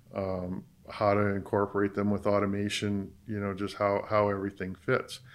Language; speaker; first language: English; native; English